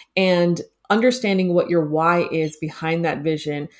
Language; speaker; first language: English; native; English